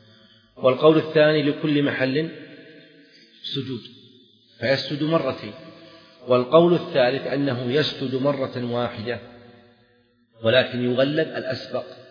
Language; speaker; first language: Arabic; native; Arabic